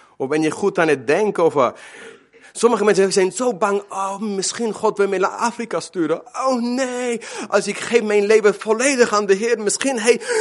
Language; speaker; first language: Dutch; non-native, fluent; Spanish